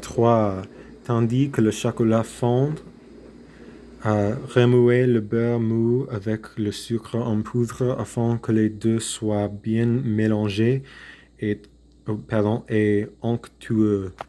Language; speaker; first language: French; non-native, learner; English